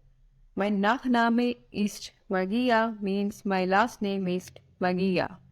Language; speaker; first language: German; non-native, learner; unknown